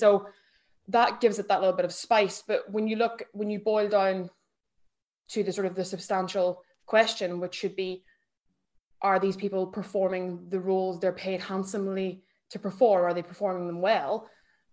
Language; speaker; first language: English; native; English